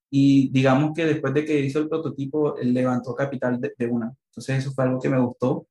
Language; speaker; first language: Spanish; native; Spanish